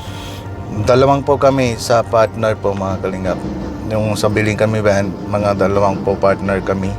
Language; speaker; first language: Filipino; non-native, learner; Punjabi